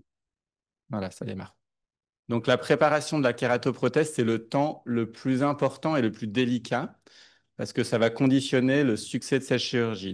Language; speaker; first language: French; native; French